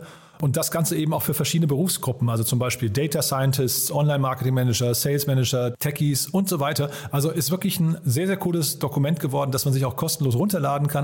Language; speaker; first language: German; native; German